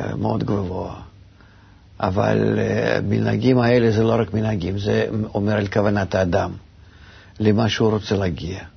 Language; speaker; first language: Hebrew; non-native, fluent; Russian